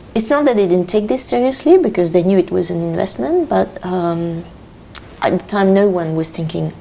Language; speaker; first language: English; non-native, fluent; French